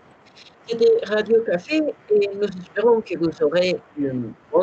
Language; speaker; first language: French; non-native, learner; Spanish